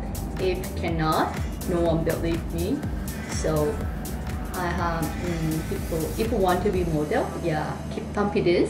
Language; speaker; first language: English; non-native, learner; Korean